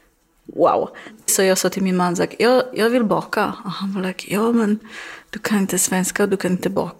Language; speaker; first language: Swedish; non-native, learner; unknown